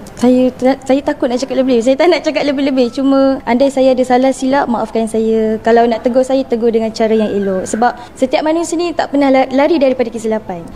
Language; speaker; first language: Malay; early bilingual, other home language; Indonesian